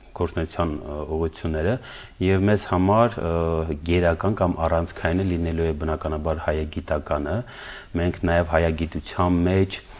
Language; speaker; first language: Armenian; native; Armenian